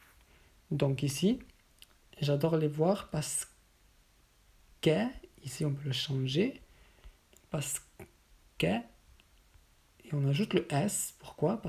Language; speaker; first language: French; native; French